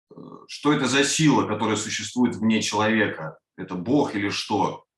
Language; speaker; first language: Russian; native; Russian